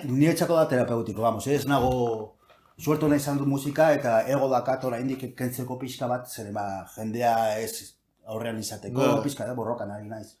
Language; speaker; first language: Basque; non-native, local second language; Spanish